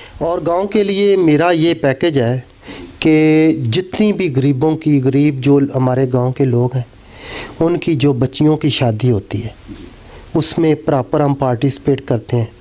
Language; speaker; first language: Urdu; non-native, local second language; Punjabi